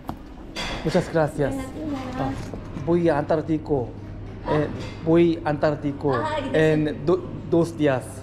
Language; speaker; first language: Spanish; non-native, learner; Korean